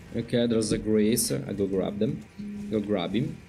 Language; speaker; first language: English; non-native, fluent; Italian